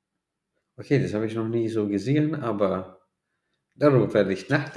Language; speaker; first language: German; non-native, fluent; Portuguese